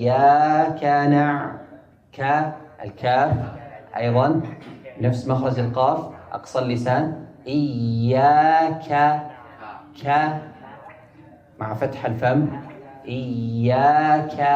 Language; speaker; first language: Arabic; native; Arabic